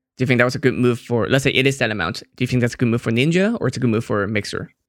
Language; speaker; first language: English; non-native, local second language; Cantonese